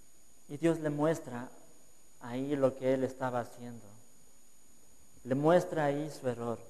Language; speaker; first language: Spanish; native; Spanish